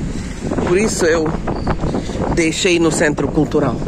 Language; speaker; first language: Portuguese; non-native, fluent; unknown